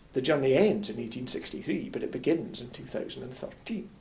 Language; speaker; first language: English; native; English